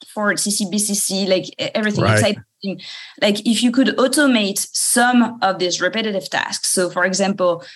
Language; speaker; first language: English; non-native, fluent; French